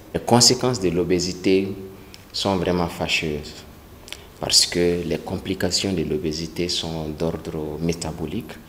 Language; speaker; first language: French; non-native, local second language; Bambara